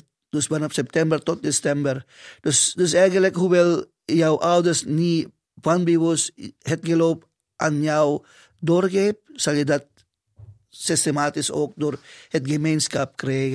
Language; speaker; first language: Dutch; non-native, fluent; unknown